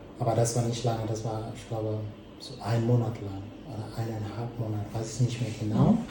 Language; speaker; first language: German; non-native, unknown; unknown